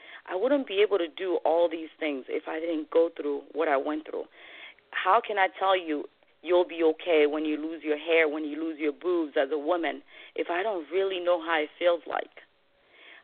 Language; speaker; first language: English; non-native, fluent; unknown